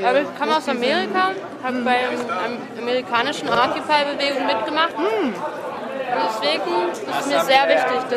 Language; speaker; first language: German; non-native, fluent; English